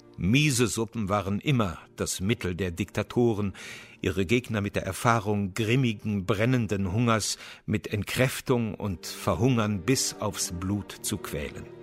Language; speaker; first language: German; native; German